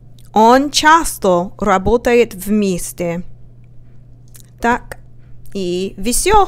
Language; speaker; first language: Russian; non-native, learner; English